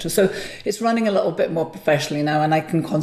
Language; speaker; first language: English; native; English